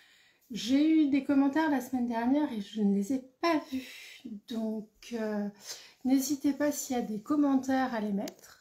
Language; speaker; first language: French; native; French